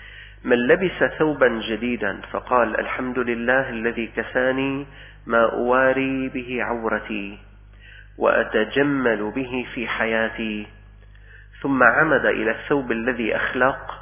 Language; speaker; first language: Arabic; native; Arabic